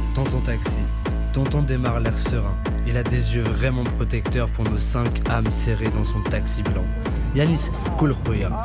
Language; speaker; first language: French; native; French